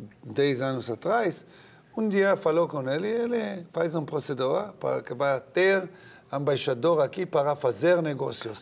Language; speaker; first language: Portuguese; non-native, learner; Hebrew